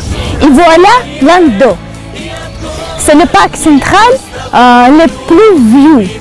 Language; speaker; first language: French; non-native, learner; Russian